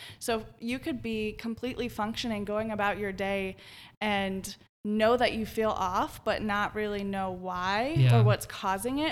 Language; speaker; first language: English; native; English